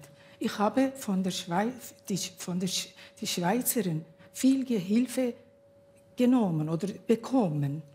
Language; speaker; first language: German; non-native, learner; Kurdish